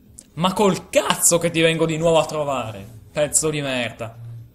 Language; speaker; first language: Italian; native; Italian